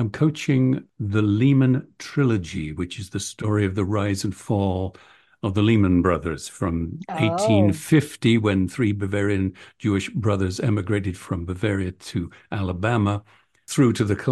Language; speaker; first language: English; native; English